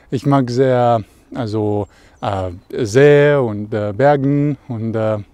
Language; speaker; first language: German; non-native, fluent; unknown